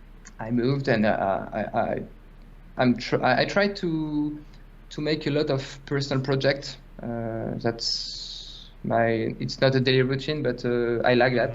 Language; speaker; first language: English; non-native, fluent; French